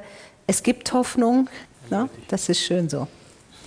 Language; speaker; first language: German; native; German